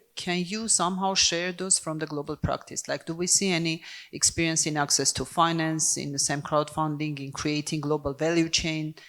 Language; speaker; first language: English; non-native, fluent; Armenian